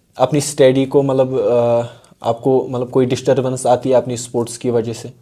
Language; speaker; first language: Urdu; non-native, local second language; Kashmiri